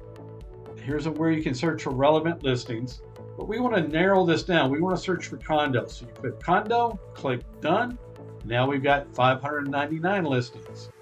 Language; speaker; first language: English; native; English